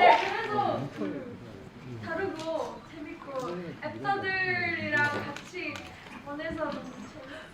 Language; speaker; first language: Korean; non-native, fluent; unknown